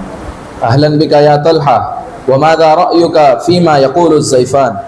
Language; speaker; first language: Arabic; non-native, learner; Urdu